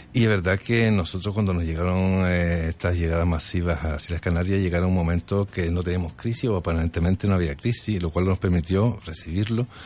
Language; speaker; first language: Spanish; early bilingual, other home language; French